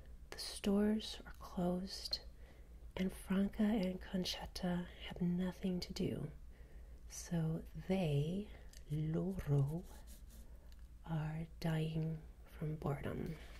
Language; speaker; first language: English; native; English